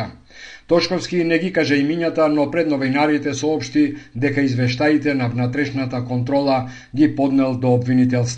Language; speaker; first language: Macedonian; native; Macedonian